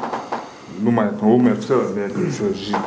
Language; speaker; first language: Russian; non-native, learner; Kyrgyz